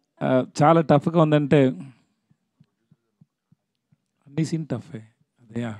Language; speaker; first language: Telugu; non-native, learner; Tamil